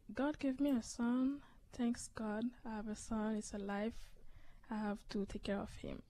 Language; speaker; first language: English; native; English